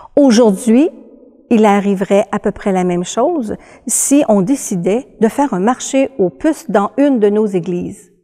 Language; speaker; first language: French; native; French